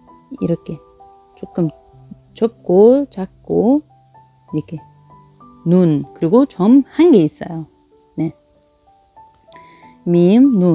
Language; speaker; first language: Korean; non-native, fluent; Arabic